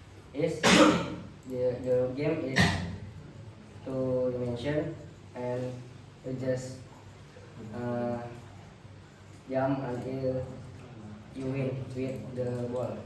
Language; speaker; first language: English; non-native, learner; Indonesian